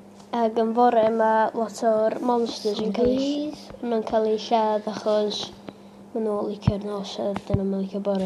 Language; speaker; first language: Welsh; native; Welsh